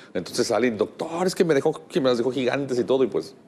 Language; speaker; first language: Spanish; native; Spanish